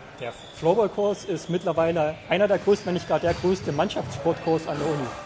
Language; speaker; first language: German; native; German